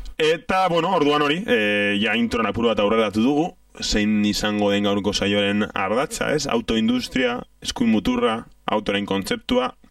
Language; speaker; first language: Basque; native; Basque